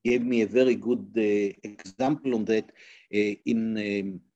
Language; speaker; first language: English; non-native, fluent; Hebrew